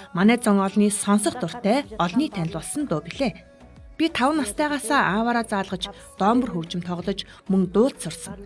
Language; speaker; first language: Mongolian; non-native, local second language; Kazakh